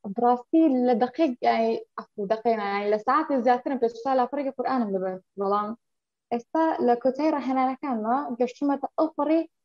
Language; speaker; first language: Central Kurdish; non-native, local second language; Kurdish